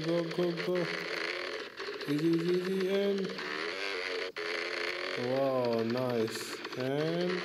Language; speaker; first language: English; non-native, learner; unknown